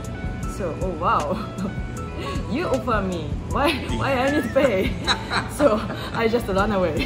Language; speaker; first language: English; non-native, learner; Japanese